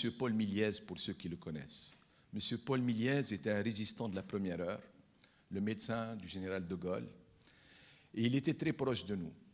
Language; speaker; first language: French; non-native, local second language; Arabic